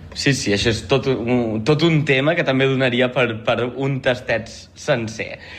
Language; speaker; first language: Catalan; native; Catalan